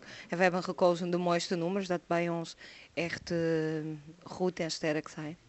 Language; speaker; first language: Dutch; non-native, fluent; Portuguese